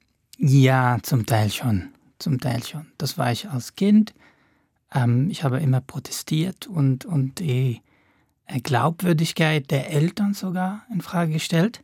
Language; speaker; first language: German; non-native, fluent; Arabic